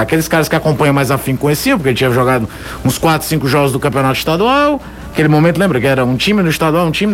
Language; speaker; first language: Portuguese; native; Portuguese